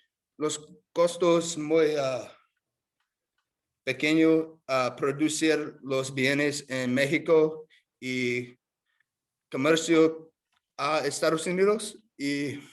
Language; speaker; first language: Spanish; non-native, learner; English